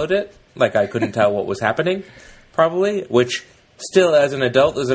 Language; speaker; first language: English; native; English